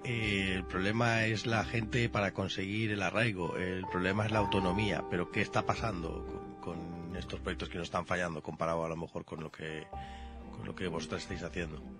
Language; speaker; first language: Spanish; native; Spanish